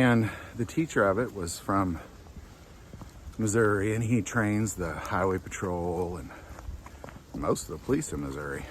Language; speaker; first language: English; native; English